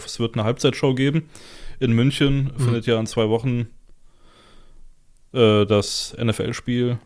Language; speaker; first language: German; native; German